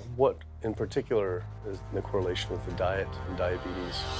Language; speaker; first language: English; native; English